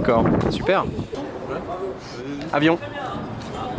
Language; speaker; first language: French; native; French